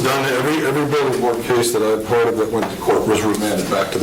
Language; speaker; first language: English; native; English